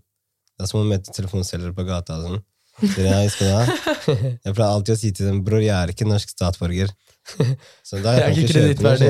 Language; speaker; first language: Norwegian; early bilingual, other home language; Somali